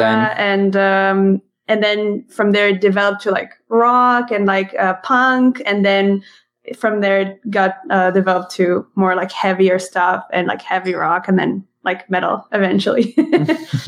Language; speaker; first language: English; non-native, fluent; Hebrew